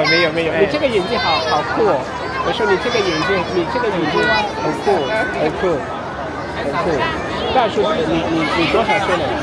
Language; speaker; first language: Chinese; non-native, fluent; English